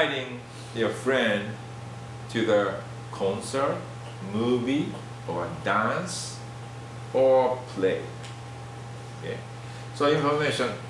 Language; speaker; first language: English; non-native, fluent; Japanese